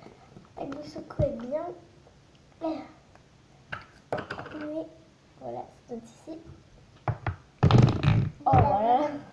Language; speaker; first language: French; native; French